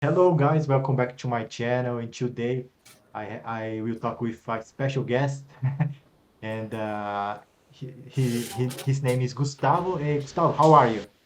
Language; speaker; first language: English; non-native, fluent; Portuguese